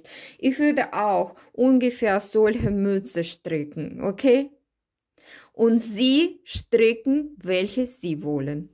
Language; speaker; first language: German; non-native, learner; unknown